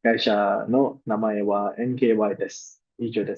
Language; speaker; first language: Japanese; non-native, learner; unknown